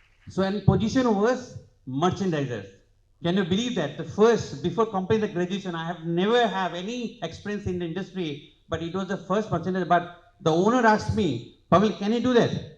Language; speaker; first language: English; non-native, local second language; Bangla